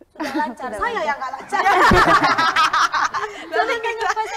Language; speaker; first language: Indonesian; native; Indonesian